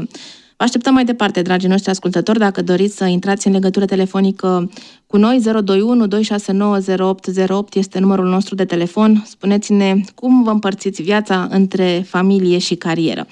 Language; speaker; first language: Romanian; native; Romanian